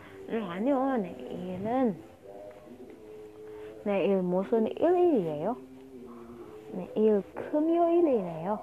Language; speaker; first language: Korean; non-native, learner; Indonesian